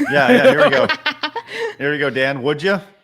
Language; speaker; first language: English; native; English